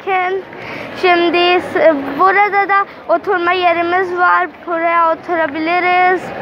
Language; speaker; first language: Turkish; non-native, learner; Urdu